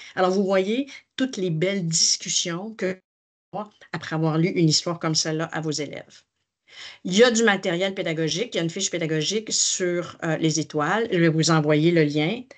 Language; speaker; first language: French; native; French